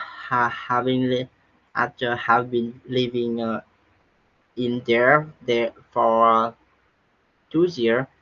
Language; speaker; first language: English; non-native, learner; Vietnamese